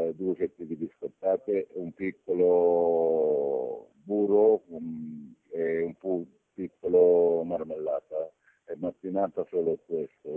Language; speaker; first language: Italian; non-native, learner; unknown